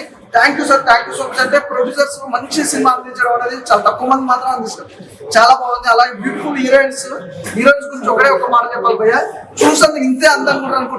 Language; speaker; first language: Telugu; native; Telugu